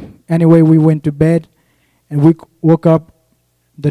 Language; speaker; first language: English; non-native, local second language; Nepali